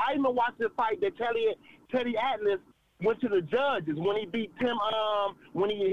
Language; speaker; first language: English; native; English